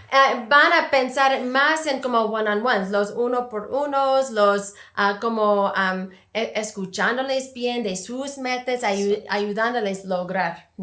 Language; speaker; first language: Spanish; non-native, fluent; English